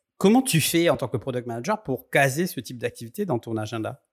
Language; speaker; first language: French; native; French